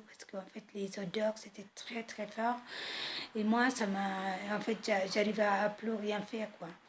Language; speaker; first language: French; non-native, fluent; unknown